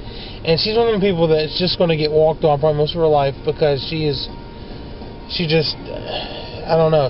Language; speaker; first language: English; native; English